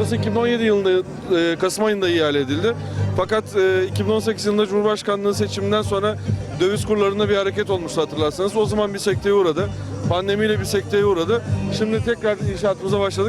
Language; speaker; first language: Turkish; native; Turkish